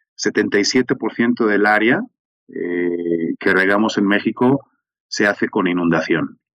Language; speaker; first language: Spanish; native; Spanish